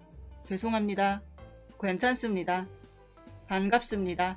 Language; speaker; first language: Korean; non-native, fluent; Spanish